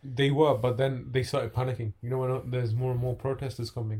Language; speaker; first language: English; early bilingual, other home language; Punjabi